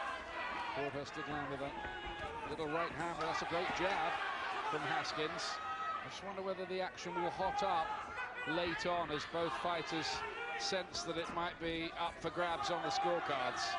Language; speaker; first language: English; native; English